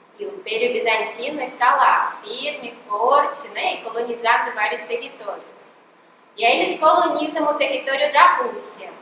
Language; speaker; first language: Portuguese; non-native, fluent; Russian